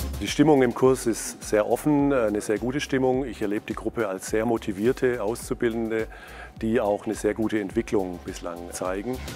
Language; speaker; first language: German; native; German